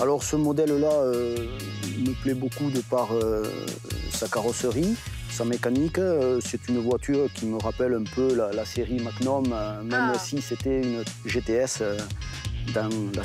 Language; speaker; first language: French; native; French